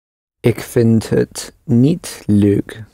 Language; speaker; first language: Dutch; non-native, learner; English